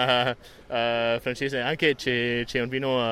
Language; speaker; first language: Italian; non-native, learner; English